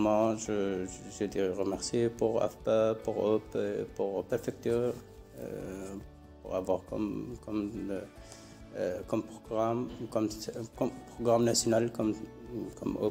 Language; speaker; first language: French; non-native, learner; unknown